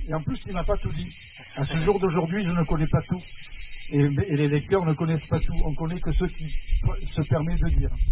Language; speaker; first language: French; non-native, fluent; Spanish